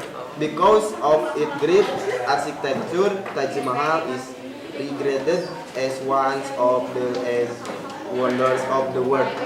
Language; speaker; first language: English; non-native, learner; Indonesian